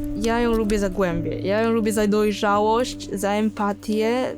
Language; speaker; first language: Polish; early bilingual, other home language; Vietnamese